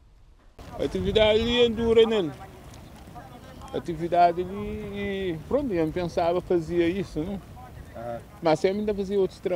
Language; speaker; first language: Portuguese; non-native, local second language; Kabuverdianu